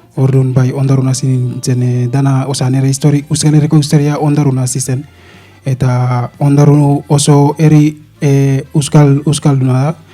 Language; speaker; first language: Basque; non-native, fluent; Chinese